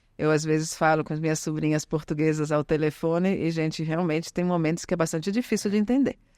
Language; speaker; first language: Portuguese; early bilingual, other home language; Italian